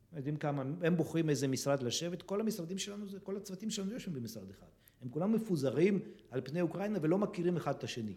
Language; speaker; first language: Hebrew; early bilingual, other home language; Russian